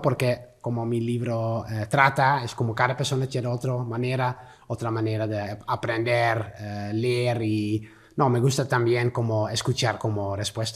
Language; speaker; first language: Spanish; non-native, learner; Dutch